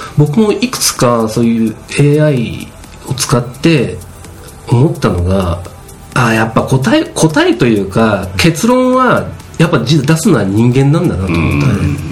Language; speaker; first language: Japanese; native; Japanese